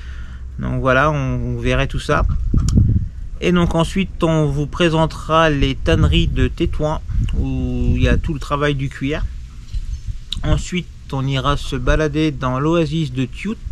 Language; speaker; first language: French; native; French